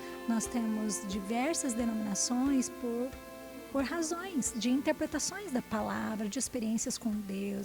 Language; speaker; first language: Portuguese; native; Portuguese